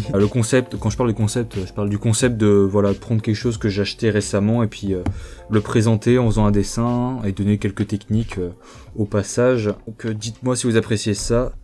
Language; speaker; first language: French; native; French